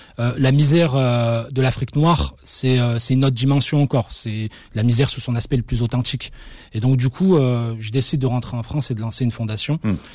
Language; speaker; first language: French; early bilingual, other home language; Arabic